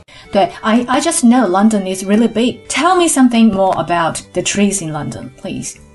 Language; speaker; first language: English; non-native, fluent; Chinese